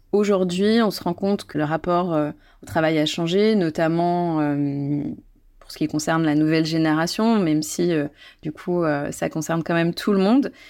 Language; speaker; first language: French; native; French